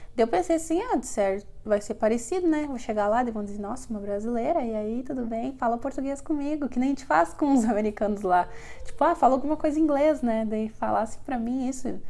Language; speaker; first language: Portuguese; native; Portuguese